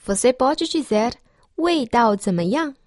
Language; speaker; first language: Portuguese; non-native, fluent; Chinese